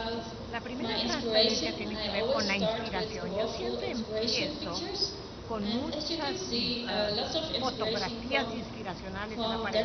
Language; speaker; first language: Spanish; non-native, fluent; Dutch